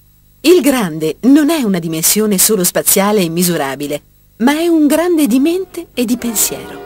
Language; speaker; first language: Italian; native; Italian